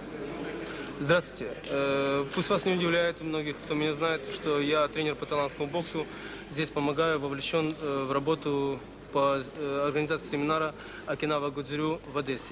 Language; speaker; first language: Russian; native; Russian